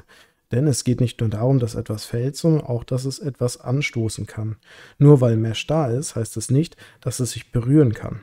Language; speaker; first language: German; native; German